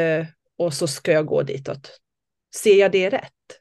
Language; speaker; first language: Swedish; non-native, fluent; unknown